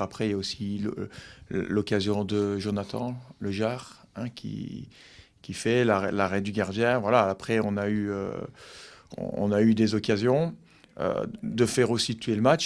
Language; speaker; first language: French; native; French